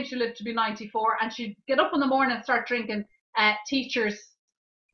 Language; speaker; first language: English; native; English